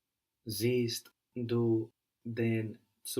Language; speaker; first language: German; non-native, learner; English